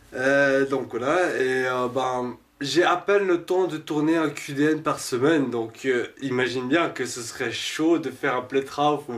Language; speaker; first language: French; native; French